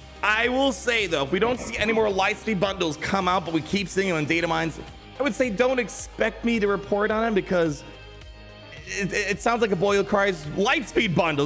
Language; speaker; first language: English; native; English